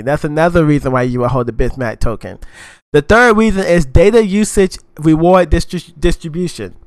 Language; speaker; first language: English; native; English